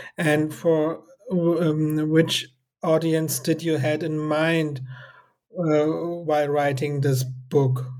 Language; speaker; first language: English; non-native, fluent; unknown